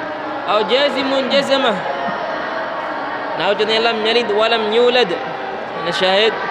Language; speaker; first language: Arabic; non-native, fluent; Indonesian